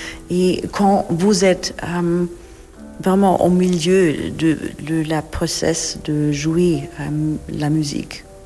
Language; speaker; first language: French; non-native, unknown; German